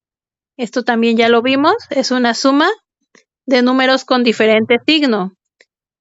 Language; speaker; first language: Spanish; native; Spanish